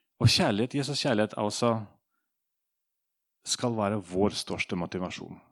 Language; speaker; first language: Norwegian; non-native, fluent; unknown